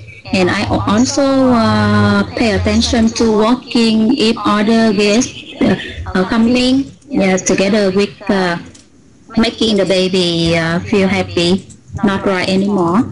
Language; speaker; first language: English; non-native, learner; Vietnamese